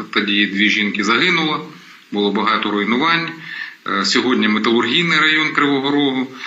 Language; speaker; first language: Ukrainian; non-native, local second language; Russian